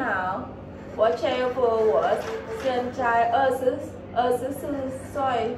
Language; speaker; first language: Chinese; non-native, learner; Vietnamese